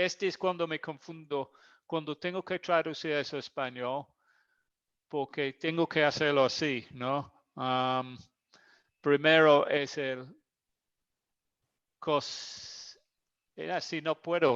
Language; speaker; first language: Spanish; non-native, fluent; English